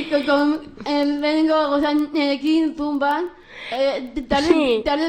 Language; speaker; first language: Spanish; non-native, local second language; Basque